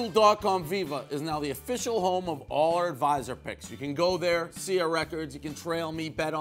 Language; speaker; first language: English; native; English